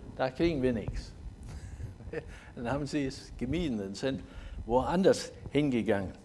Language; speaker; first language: German; non-native, fluent; English